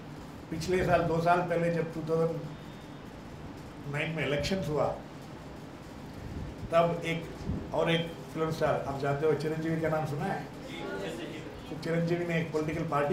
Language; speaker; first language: Hindi; non-native, local second language; Kannada